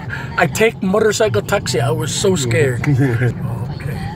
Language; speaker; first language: English; non-native, learner; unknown